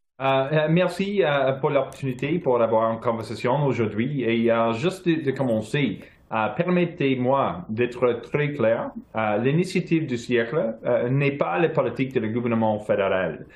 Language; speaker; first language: French; non-native, local second language; English